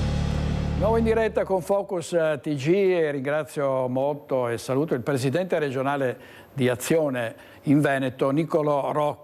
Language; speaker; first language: Italian; native; Italian